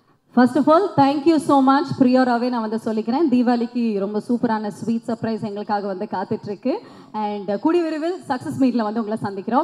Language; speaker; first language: Tamil; native; Tamil